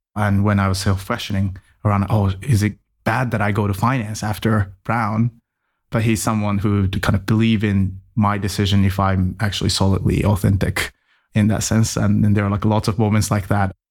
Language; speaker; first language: English; non-native, fluent; Japanese